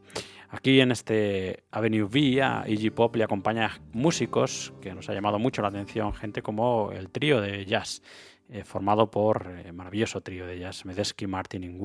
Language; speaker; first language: Spanish; native; Spanish